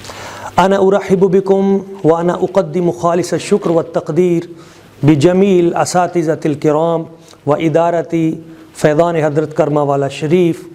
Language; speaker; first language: Arabic; non-native, fluent; Urdu